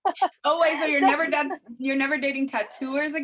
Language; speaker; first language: English; native; English